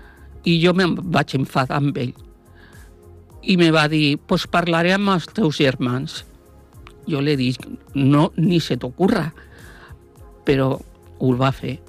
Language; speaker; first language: Catalan; non-native, local second language; Spanish